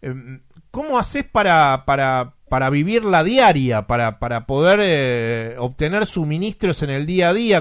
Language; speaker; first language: Spanish; native; Spanish